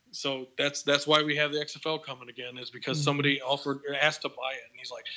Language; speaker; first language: English; native; English